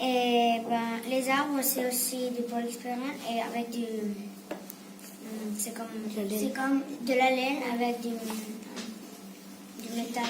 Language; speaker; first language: French; non-native, local second language; Spanish